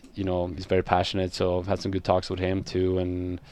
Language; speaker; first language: English; non-native, fluent; Swedish